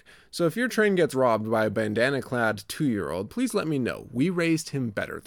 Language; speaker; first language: English; native; English